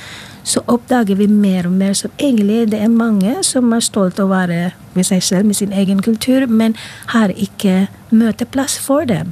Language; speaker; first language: Norwegian; non-native, fluent; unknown